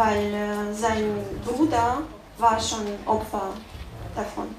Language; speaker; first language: German; non-native, fluent; Russian